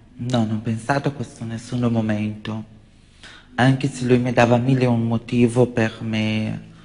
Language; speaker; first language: Italian; non-native, learner; Portuguese